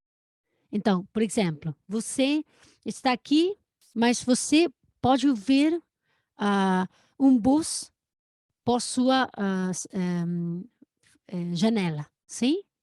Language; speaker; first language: Portuguese; non-native, learner; Spanish